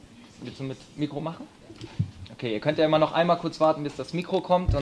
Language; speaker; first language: German; native; German